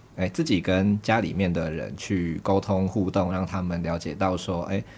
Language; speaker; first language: Chinese; native; Chinese